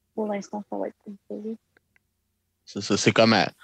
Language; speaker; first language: French; native; French